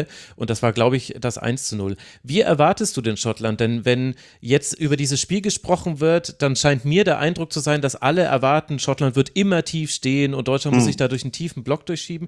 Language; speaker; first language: German; native; German